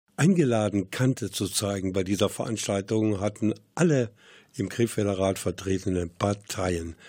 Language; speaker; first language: German; native; German